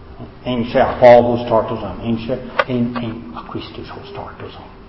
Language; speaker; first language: Hungarian; non-native, fluent; English